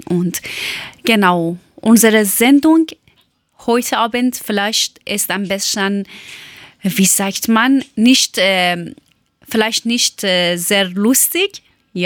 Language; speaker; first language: German; non-native, learner; Persian